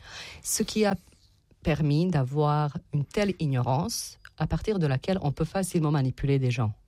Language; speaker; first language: French; non-native, fluent; Serbian